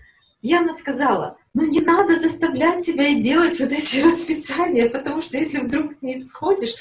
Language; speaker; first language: Russian; native; Russian